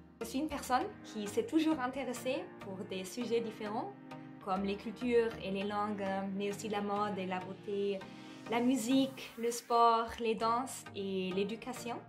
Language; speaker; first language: French; non-native, fluent; German